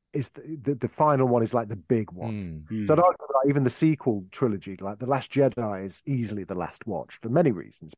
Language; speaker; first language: English; native; English